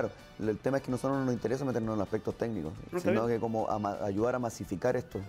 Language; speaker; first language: Spanish; native; Spanish